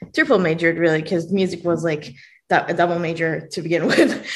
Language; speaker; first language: English; non-native, fluent; Hebrew